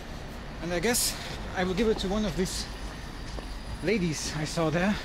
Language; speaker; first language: English; non-native, fluent; German